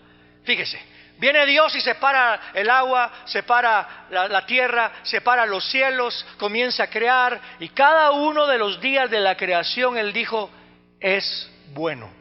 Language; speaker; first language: Spanish; native; Spanish